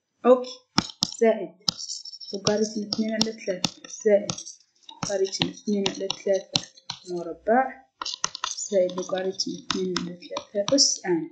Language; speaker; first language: Arabic; native; Arabic